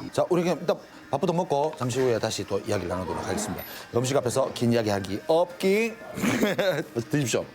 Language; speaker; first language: Korean; native; Korean